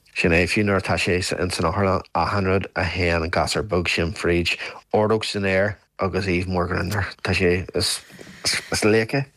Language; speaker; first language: Irish; non-native, local second language; English